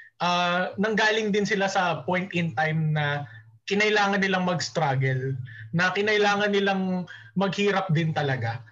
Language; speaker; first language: Filipino; native; Filipino